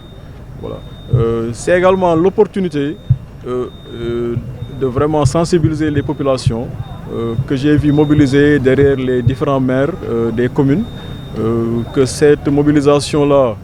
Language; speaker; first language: French; non-native, local second language; Wolof